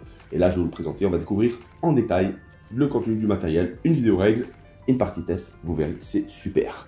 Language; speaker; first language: French; native; French